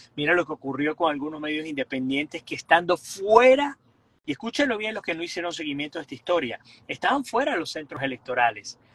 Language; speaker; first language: Spanish; native; Spanish